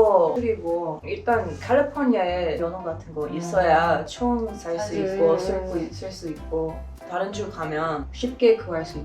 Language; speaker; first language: Korean; non-native, fluent; English